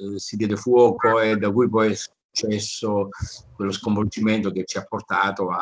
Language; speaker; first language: Italian; native; Italian